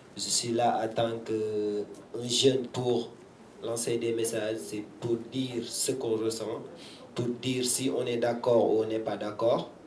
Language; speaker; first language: French; non-native, local second language; Wolof